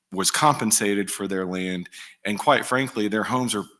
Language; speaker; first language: English; native; English